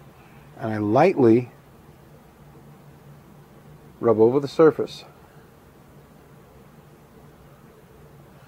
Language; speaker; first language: English; native; English